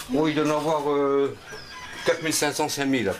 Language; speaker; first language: French; native; French